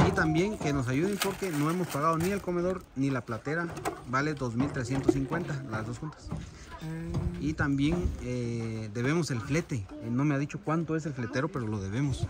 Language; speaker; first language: Spanish; native; Spanish